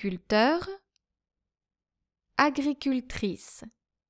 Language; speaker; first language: French; native; French